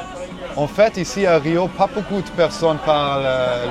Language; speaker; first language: French; non-native, learner; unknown